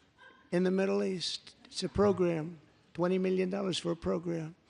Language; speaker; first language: English; native; English